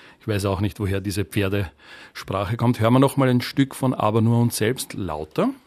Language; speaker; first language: German; native; German